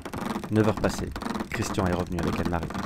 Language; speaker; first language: French; native; French